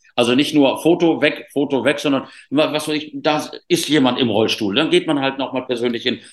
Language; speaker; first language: German; native; German